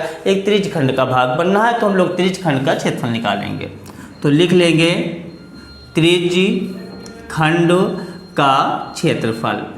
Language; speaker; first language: Hindi; native; Hindi